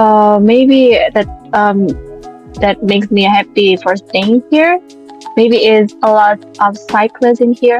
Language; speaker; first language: English; non-native, learner; Indonesian